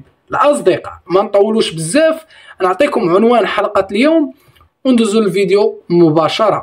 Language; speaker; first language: Arabic; native; Arabic